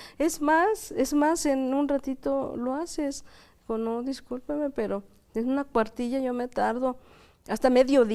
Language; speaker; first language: Spanish; non-native, local second language; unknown